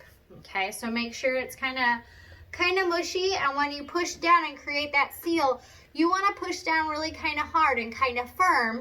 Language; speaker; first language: English; native; English